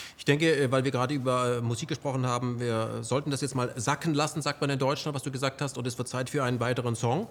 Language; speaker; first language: German; native; German